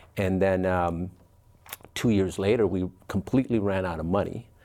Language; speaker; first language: English; early bilingual, other home language; Spanish